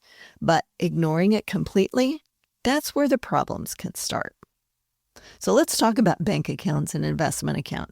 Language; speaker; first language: English; native; English